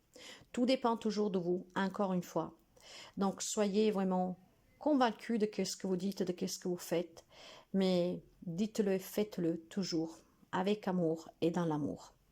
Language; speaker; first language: French; non-native, fluent; Italian